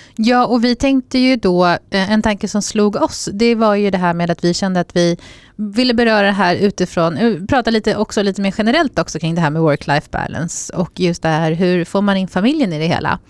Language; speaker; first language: Swedish; native; Swedish